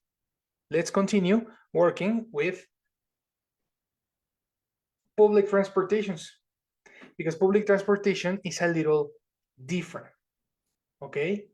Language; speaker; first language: English; non-native, fluent; Spanish